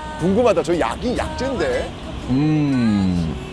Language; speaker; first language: Korean; native; Korean